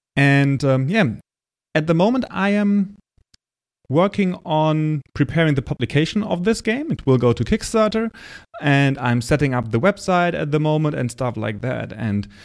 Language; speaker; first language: English; non-native, fluent; German